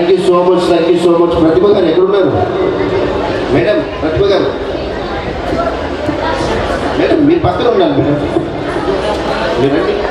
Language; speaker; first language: Telugu; native; Telugu